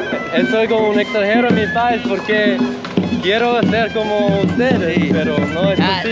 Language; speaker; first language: Spanish; non-native, learner; Swiss German